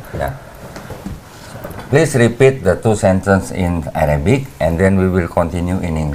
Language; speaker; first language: English; non-native, fluent; Indonesian